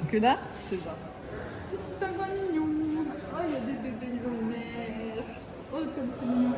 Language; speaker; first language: French; native; French